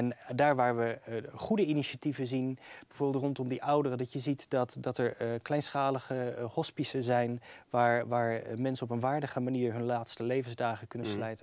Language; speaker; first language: Dutch; native; Dutch